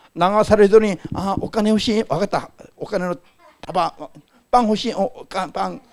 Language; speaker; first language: Japanese; non-native, fluent; Korean